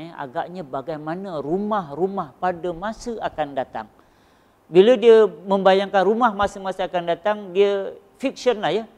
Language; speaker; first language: Malay; native; Malay